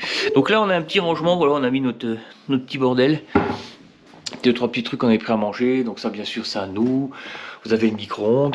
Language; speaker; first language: French; native; French